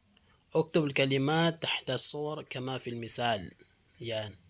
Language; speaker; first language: Arabic; non-native, fluent; Filipino